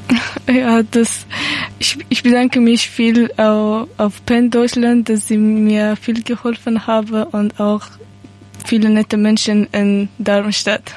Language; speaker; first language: German; non-native, learner; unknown